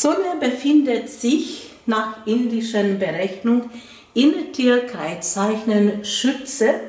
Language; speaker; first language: German; non-native, fluent; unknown